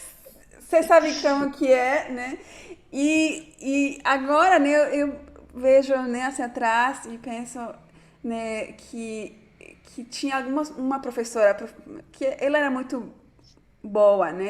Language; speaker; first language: Portuguese; non-native, fluent; Spanish